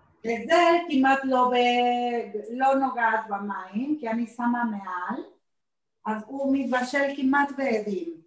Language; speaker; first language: Hebrew; non-native, fluent; Spanish